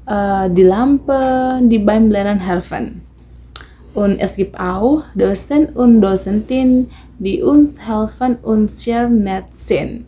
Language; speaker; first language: German; non-native, learner; Indonesian